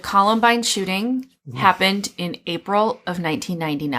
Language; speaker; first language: English; native; English